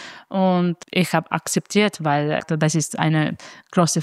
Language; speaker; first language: German; non-native, fluent; Italian